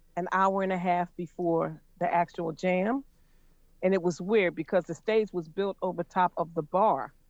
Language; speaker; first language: English; native; English